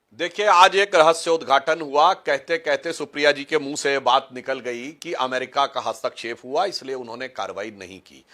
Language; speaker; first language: Hindi; native; Hindi